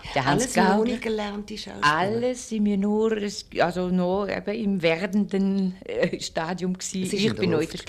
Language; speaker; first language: German; early bilingual, other home language; French